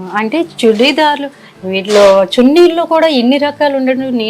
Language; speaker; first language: Telugu; native; Telugu